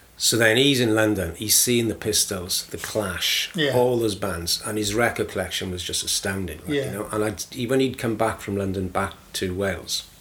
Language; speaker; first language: English; native; English